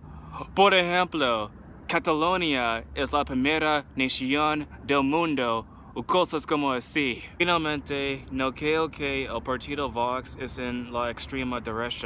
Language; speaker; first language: Spanish; non-native, learner; English